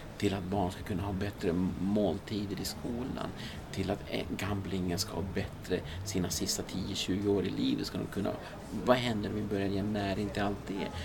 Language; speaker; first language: Swedish; early bilingual, other home language; Spanish